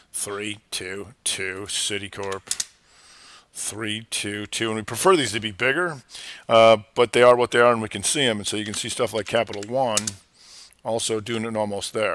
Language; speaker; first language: English; native; English